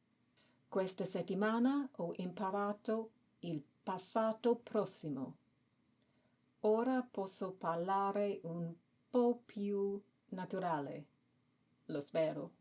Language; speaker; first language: Italian; non-native, learner; English